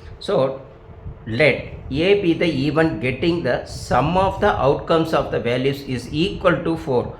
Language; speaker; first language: English; non-native, local second language; Tamil